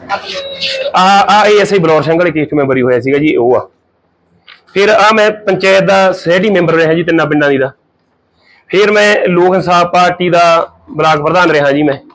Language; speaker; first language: Punjabi; native; Punjabi